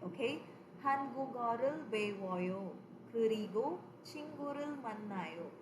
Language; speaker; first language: Korean; non-native, fluent; Filipino